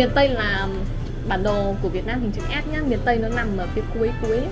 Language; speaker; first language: Vietnamese; native; Vietnamese